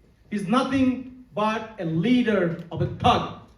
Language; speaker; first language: English; non-native, local second language; Bangla